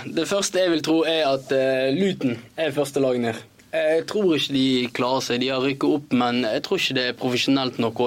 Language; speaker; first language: Norwegian; early bilingual, other home language; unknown